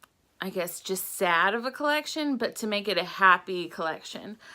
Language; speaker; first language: English; native; English